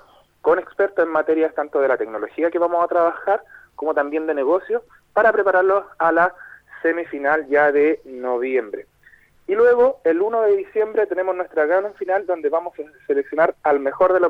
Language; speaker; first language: Spanish; native; Spanish